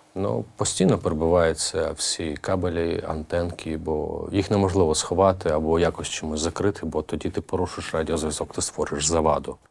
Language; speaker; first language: Ukrainian; native; Ukrainian